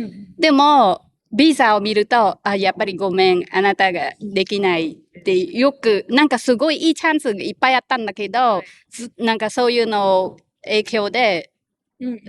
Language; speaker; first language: Japanese; non-native, learner; Khmer